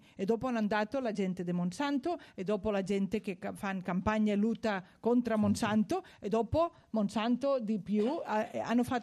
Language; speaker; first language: Italian; non-native, fluent; Spanish